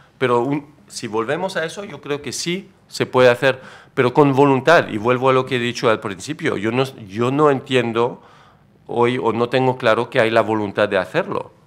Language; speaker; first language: Spanish; non-native, fluent; French